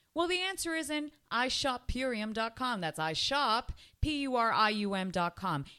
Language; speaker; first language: English; native; English